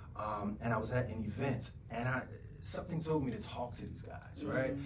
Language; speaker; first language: English; native; English